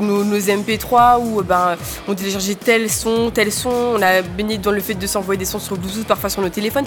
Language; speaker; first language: French; native; French